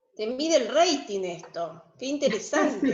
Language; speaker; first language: Spanish; native; Spanish